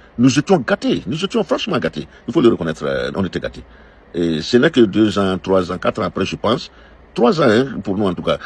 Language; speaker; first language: French; non-native, local second language; Dyula